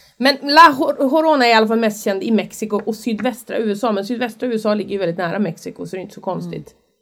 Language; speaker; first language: Swedish; native; Swedish